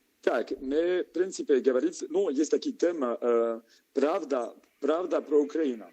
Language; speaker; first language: Ukrainian; non-native, learner; French